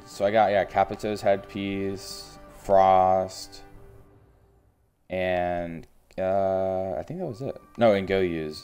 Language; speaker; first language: English; native; English